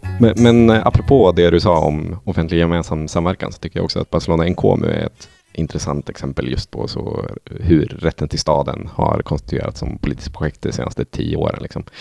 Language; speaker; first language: Swedish; native; Swedish